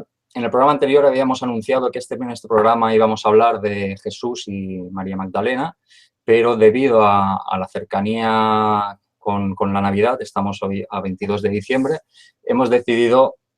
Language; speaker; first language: Spanish; native; Spanish